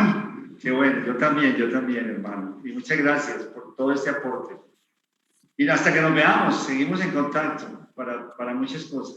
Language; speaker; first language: Spanish; native; Spanish